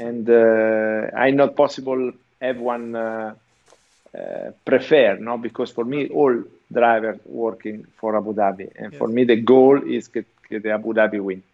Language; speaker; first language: English; non-native, learner; Italian